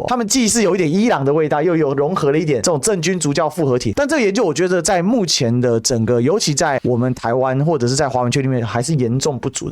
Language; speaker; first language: Chinese; native; Chinese